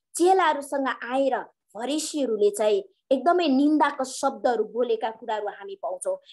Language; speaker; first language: Nepali; native; Nepali